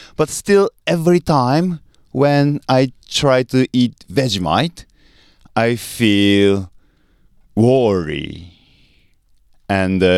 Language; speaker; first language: English; non-native, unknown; Japanese